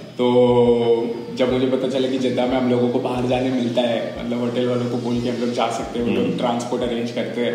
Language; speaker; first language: Hindi; non-native, local second language; Marathi